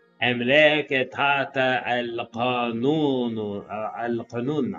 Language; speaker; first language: Arabic; non-native, learner; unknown